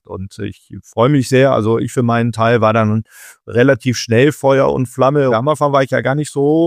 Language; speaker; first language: German; native; German